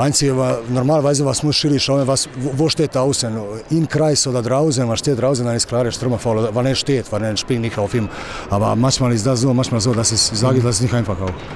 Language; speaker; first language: German; non-native, learner; Croatian